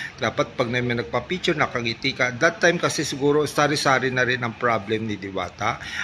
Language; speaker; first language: Filipino; non-native, local second language; Waray